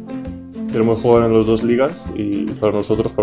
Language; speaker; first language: Spanish; non-native, learner; English